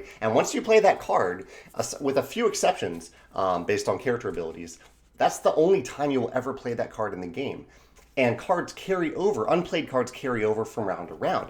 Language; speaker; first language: English; native; English